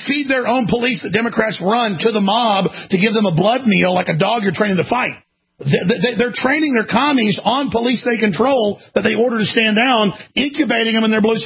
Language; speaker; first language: English; native; English